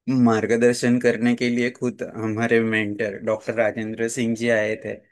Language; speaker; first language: Hindi; non-native, local second language; Marathi